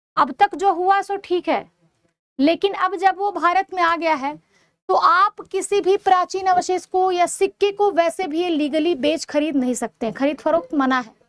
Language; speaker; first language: Hindi; native; Hindi